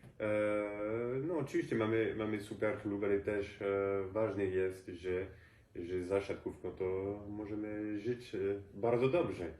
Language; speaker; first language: Polish; non-native, fluent; French